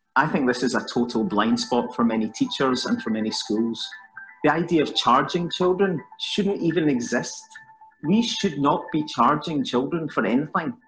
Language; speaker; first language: English; native; English